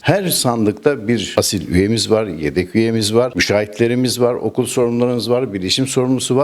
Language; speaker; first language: Turkish; native; Turkish